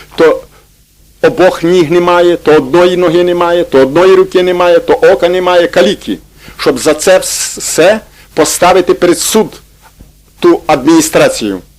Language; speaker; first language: Ukrainian; native; Ukrainian